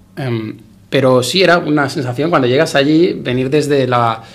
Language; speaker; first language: Spanish; native; Spanish